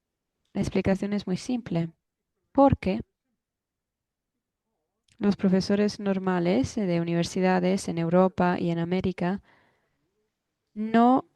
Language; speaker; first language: Spanish; non-native, fluent; German